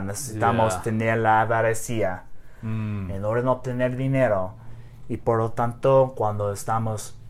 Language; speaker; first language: Spanish; non-native, learner; English